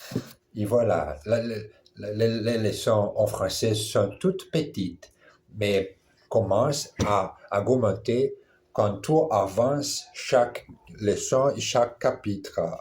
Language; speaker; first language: French; non-native, learner; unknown